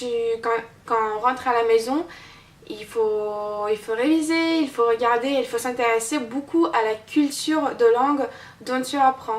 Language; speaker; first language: French; non-native, fluent; Russian